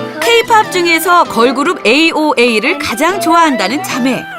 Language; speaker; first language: Korean; native; Korean